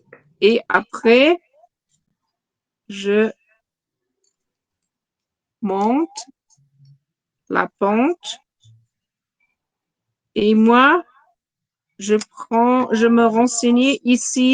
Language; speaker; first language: French; non-native, fluent; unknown